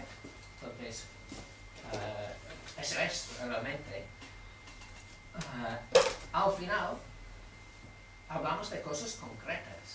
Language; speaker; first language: Spanish; non-native, fluent; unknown